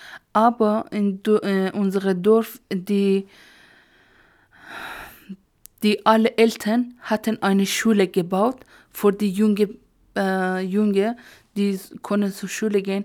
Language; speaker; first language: German; non-native, learner; Persian